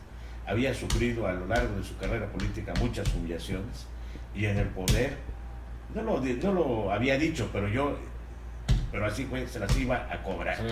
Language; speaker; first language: Spanish; native; Spanish